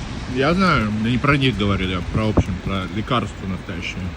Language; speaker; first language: Russian; non-native, fluent; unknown